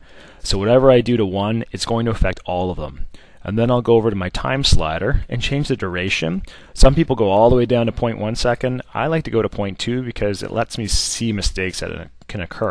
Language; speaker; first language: English; native; English